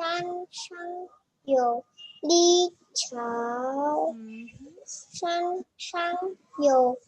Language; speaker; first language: Chinese; non-native, learner; Indonesian